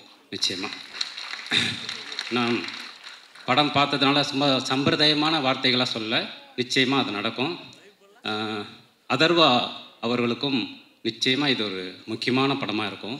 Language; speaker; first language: Tamil; native; Tamil